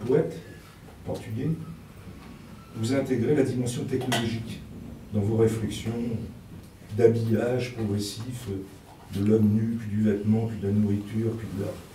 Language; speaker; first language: French; native; French